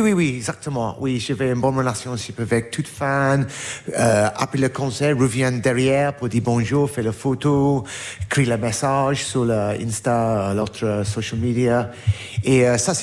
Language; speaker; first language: French; non-native, learner; English